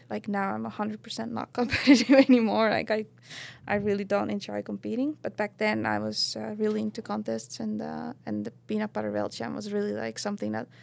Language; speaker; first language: English; non-native, fluent; Estonian